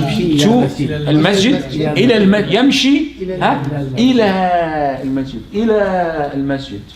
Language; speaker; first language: Arabic; non-native, fluent; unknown